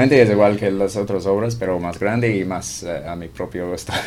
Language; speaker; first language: Spanish; non-native, fluent; English